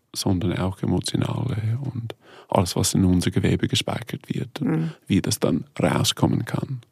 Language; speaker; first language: German; non-native, fluent; English